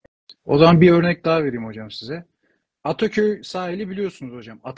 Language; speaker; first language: Turkish; native; Turkish